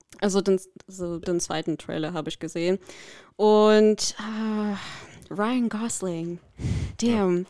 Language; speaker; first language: German; non-native, fluent; Korean